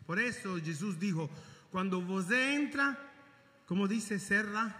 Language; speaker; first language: Portuguese; non-native, learner; Italian